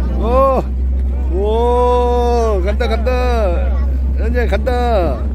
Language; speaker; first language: Korean; native; Korean